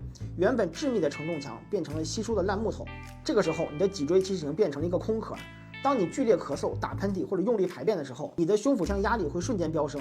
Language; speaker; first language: Chinese; native; Chinese